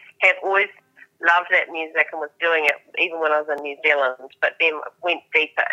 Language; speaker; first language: English; native; English